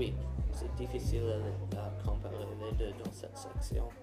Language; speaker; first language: French; non-native, learner; English